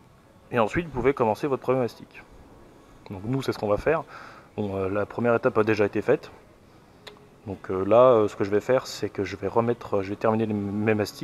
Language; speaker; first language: French; native; French